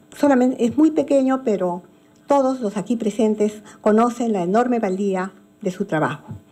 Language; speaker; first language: Spanish; native; Spanish